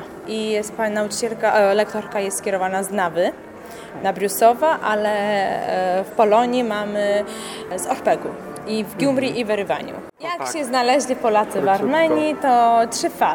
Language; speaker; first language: Polish; non-native, fluent; Armenian